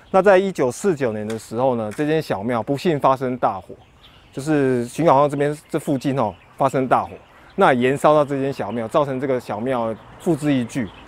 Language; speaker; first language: Chinese; native; Chinese